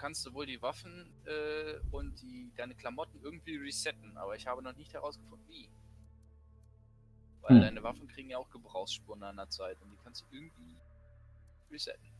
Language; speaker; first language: German; native; German